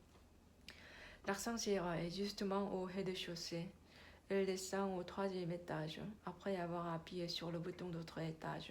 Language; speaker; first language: French; non-native, learner; Korean